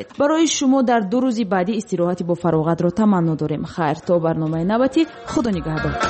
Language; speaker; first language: Tajik; native; Tajik